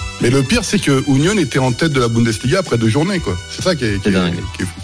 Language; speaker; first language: French; native; French